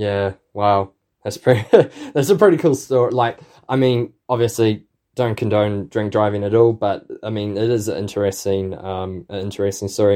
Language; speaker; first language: English; native; English